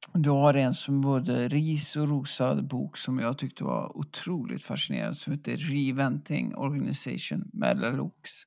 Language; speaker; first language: Swedish; native; Swedish